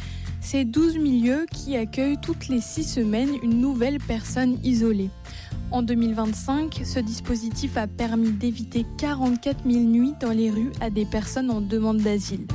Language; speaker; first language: French; native; French